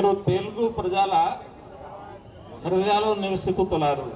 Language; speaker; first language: Telugu; non-native, learner; Hindi